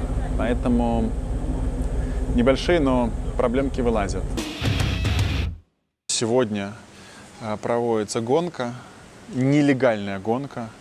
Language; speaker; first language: Russian; native; Russian